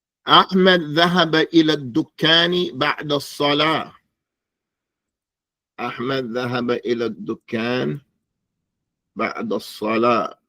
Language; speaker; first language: Arabic; non-native, fluent; English